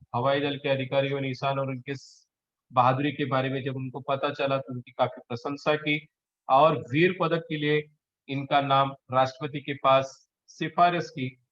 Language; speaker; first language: Hindi; non-native, local second language; Marathi